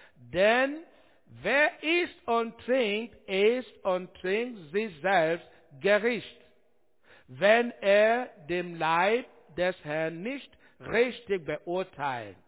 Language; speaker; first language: German; non-native, learner; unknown